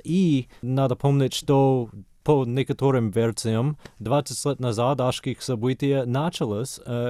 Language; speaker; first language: Russian; non-native, fluent; English